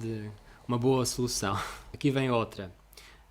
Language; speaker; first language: Portuguese; non-native, fluent; Russian